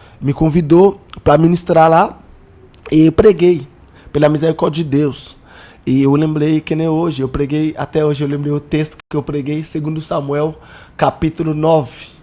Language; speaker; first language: Portuguese; non-native, learner; Haitian Creole